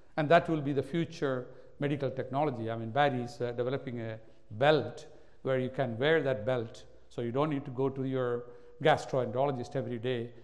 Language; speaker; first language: English; non-native, local second language; Malayalam